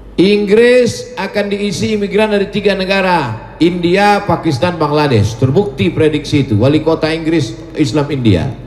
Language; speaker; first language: Indonesian; native; Indonesian